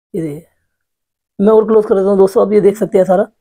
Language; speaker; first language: Hindi; native; Hindi